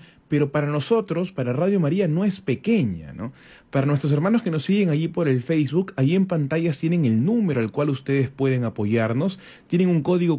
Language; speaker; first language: Spanish; native; Spanish